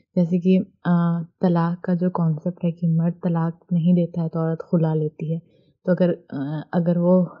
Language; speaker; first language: Hindi; native; Hindi